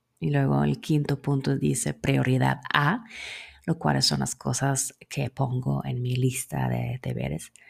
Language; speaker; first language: Spanish; non-native, fluent; German